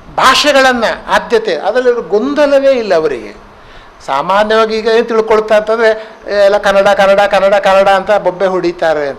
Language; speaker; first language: Kannada; native; Kannada